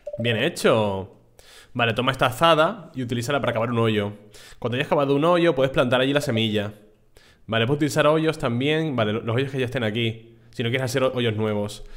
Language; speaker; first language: Spanish; native; Spanish